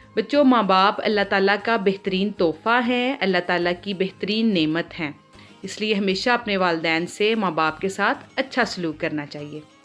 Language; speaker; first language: Hindi; non-native, local second language; Punjabi